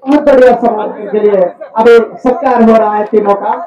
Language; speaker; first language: Hindi; non-native, local second language; Marathi